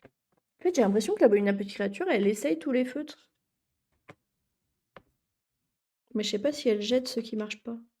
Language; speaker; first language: French; native; French